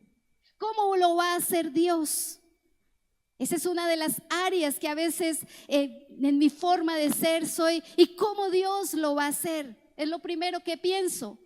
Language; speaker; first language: Spanish; native; Spanish